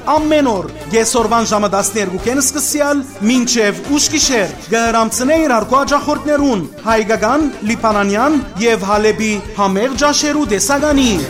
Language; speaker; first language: Armenian; native; Armenian